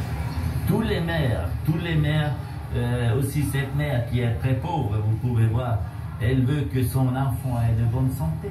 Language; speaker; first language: French; non-native, local second language; German